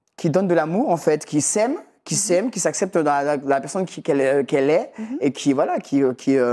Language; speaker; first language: French; native; French